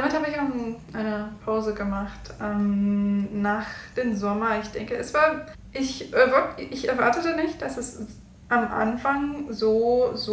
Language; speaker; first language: German; non-native, learner; English